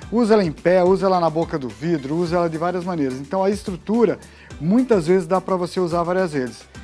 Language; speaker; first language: Portuguese; native; Portuguese